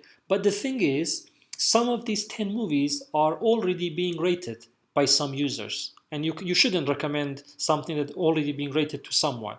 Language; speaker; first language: English; non-native, fluent; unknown